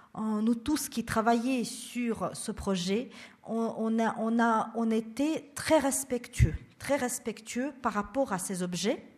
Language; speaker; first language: French; non-native, fluent; Russian